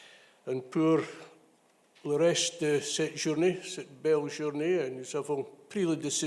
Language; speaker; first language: French; non-native, fluent; English